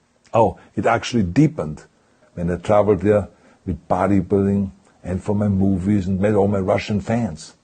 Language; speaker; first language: English; non-native, fluent; German